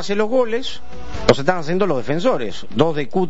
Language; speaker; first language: Spanish; native; Spanish